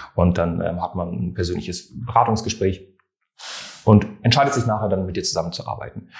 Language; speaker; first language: German; non-native, fluent; French